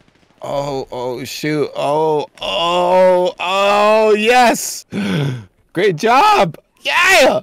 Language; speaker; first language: English; native; English